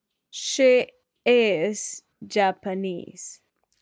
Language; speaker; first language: English; non-native, learner; Spanish